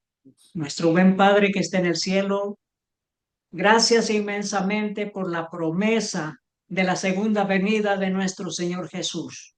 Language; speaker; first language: Spanish; native; Spanish